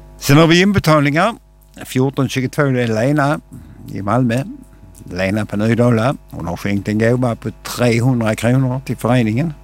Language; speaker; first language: Swedish; native; Swedish